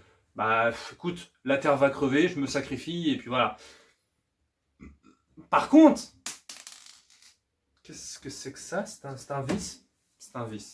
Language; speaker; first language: French; native; French